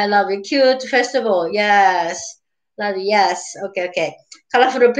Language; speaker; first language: English; non-native, learner; Japanese